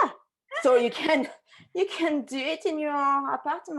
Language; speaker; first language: English; non-native, fluent; French